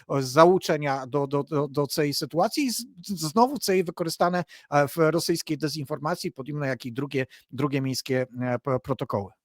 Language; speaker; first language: Polish; non-native, learner; Ukrainian